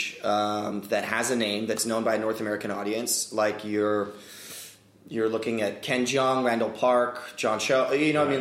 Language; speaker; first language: English; native; English